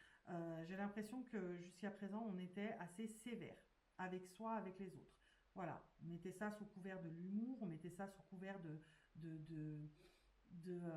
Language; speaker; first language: French; native; French